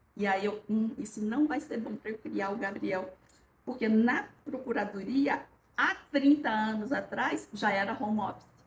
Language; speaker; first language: Portuguese; early bilingual, other home language; Korean